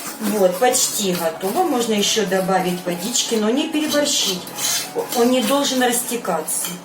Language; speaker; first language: Russian; non-native, local second language; Ukrainian